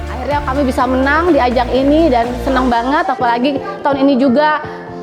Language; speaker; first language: Indonesian; native; Indonesian